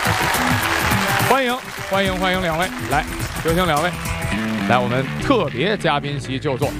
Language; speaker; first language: Chinese; native; Chinese